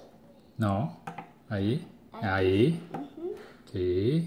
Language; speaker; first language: Spanish; native; Spanish